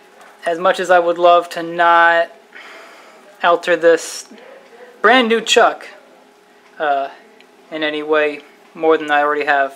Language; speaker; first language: English; native; English